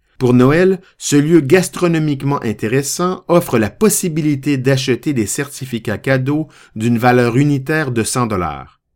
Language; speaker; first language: French; native; French